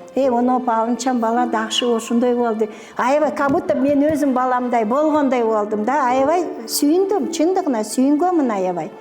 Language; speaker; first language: Kyrgyz; non-native, local second language; Russian